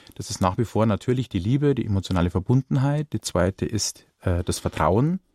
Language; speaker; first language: German; native; German